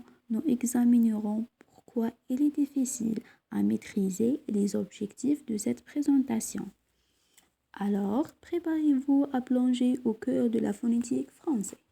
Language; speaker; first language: French; non-native, local second language; Arabic